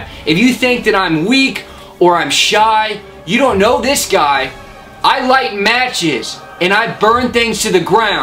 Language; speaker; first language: English; native; English